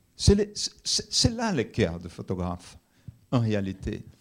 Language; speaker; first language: French; non-native, fluent; Portuguese